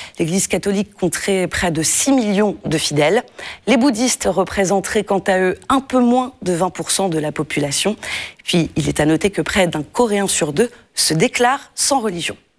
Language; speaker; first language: French; native; French